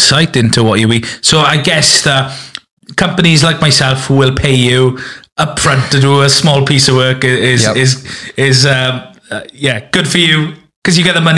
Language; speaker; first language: English; native; English